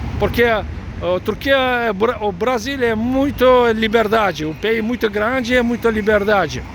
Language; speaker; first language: Portuguese; non-native, learner; Turkish